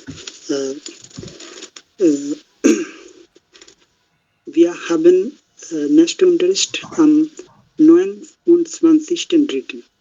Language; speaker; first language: German; non-native, learner; Bangla